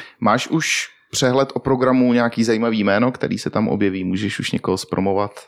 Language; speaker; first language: Czech; native; Czech